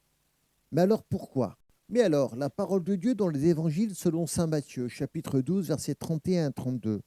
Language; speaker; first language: French; native; French